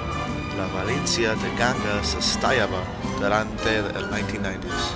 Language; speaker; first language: Spanish; non-native, learner; English